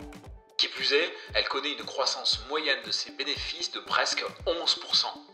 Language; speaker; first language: French; native; French